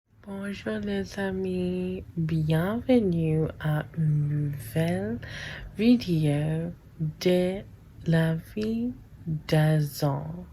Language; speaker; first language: French; non-native, learner; English